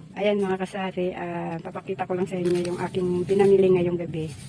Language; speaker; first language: Filipino; non-native, local second language; Cebuano